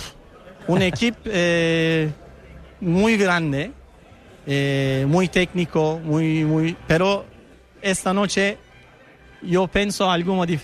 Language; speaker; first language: Spanish; non-native, learner; Turkish